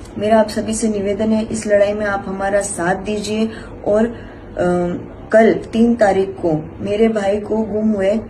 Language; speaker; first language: Hindi; native; Hindi